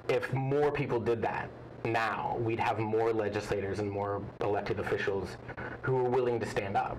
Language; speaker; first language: English; native; English